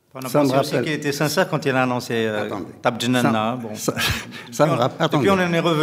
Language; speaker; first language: French; non-native, local second language; Arabic